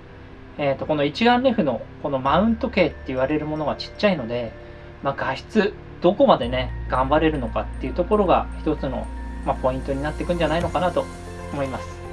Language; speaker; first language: Japanese; native; Japanese